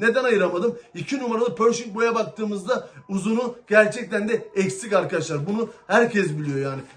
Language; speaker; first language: Turkish; native; Turkish